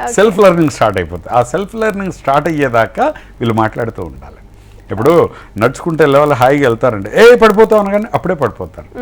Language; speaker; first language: Telugu; native; Telugu